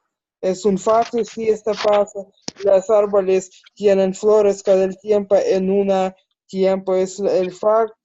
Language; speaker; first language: Spanish; non-native, learner; Ukrainian